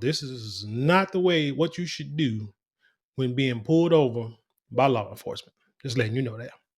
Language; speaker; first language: English; native; English